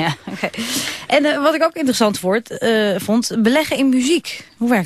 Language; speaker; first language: Dutch; native; Dutch